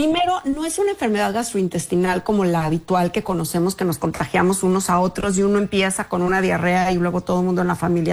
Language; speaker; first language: Spanish; native; Spanish